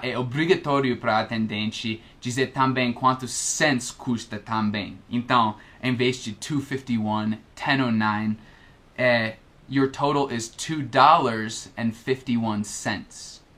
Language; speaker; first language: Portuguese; non-native, fluent; English